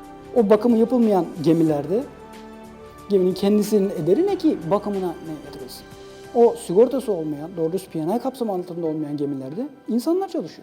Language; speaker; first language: Turkish; native; Turkish